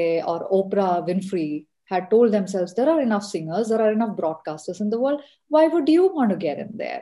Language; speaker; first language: English; non-native, local second language; Malayalam